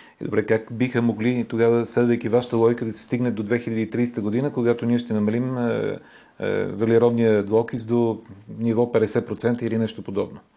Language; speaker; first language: Bulgarian; native; Bulgarian